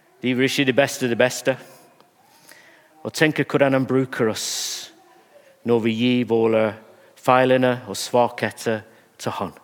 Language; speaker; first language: Norwegian; non-native, fluent; English